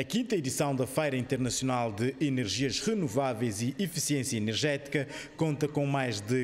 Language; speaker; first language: Portuguese; non-native, local second language; Kabuverdianu